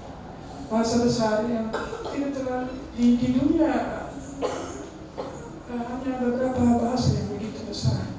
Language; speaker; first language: Indonesian; non-native, fluent; Dutch